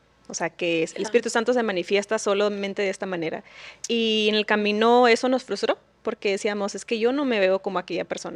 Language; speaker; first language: Spanish; native; Spanish